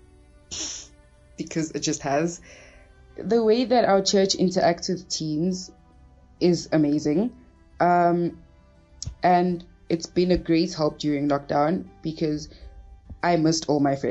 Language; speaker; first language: English; early bilingual, other home language; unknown